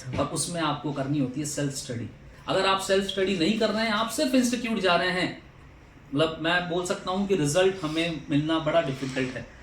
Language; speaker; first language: Hindi; native; Hindi